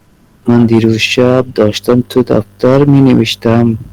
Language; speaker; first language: Persian; non-native, learner; Urdu